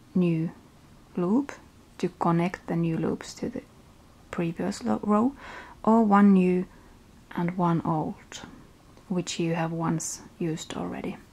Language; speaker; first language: English; non-native, fluent; Finnish